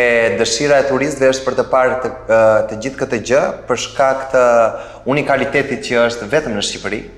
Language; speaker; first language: Albanian; native; Albanian